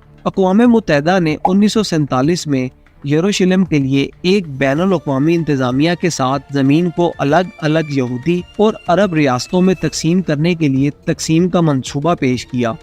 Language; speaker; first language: Urdu; native; Urdu